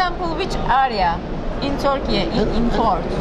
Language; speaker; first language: English; non-native, learner; Turkish